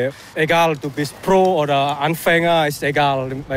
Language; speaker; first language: German; non-native, learner; Indonesian